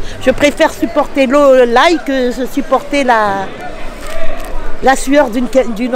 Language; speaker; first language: French; native; French